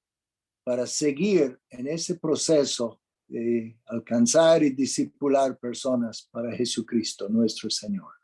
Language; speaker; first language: Spanish; non-native, fluent; English